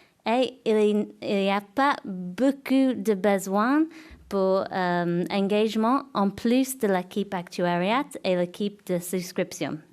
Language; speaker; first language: French; non-native, fluent; English